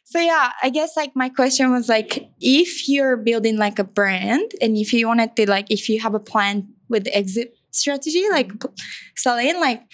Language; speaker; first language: English; non-native, fluent; Japanese